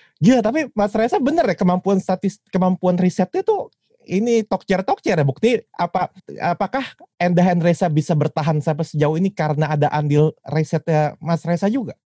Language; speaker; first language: Indonesian; native; Indonesian